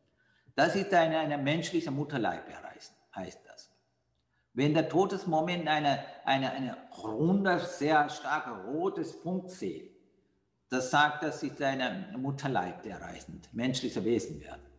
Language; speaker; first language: German; non-native, fluent; Sinhala